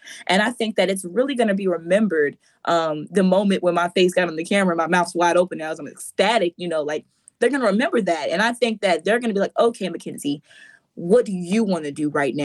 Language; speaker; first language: English; native; English